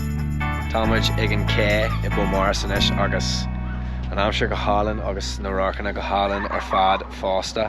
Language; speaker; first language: Irish; non-native, local second language; English